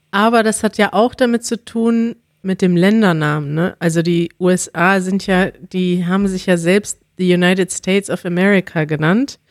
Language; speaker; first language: German; native; German